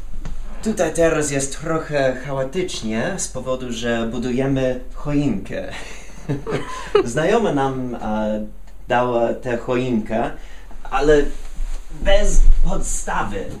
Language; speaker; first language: Polish; non-native, learner; English